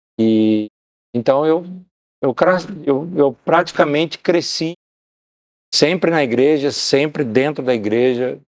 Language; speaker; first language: Portuguese; native; Portuguese